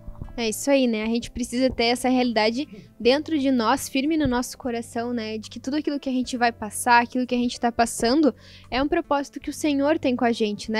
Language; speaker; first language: Portuguese; native; Portuguese